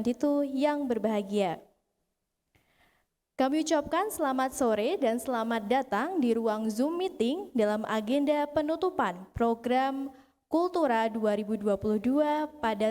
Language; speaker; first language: Indonesian; native; Indonesian